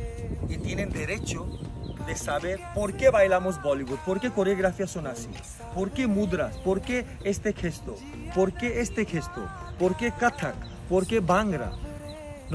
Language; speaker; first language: Spanish; non-native, fluent; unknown